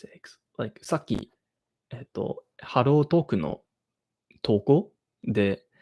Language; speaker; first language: Japanese; non-native, learner; English